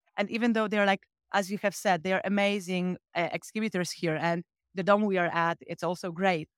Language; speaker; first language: English; non-native, fluent; Polish